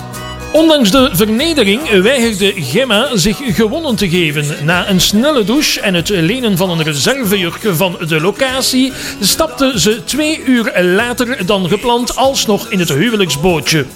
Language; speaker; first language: Dutch; native; Dutch